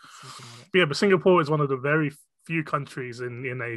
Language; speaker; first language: English; non-native, local second language; Cantonese